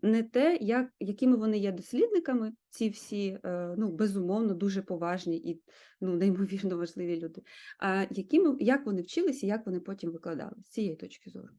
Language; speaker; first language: Ukrainian; native; Ukrainian